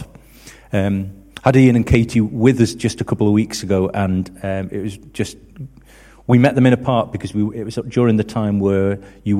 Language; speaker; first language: English; native; English